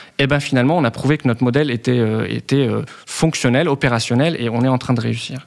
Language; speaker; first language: French; non-native, local second language; Arabic